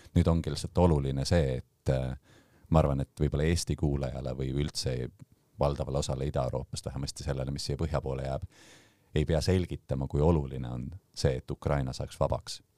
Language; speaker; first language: Estonian; native; Estonian